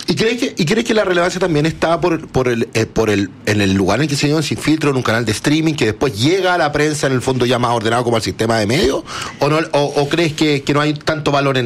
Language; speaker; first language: Spanish; native; Spanish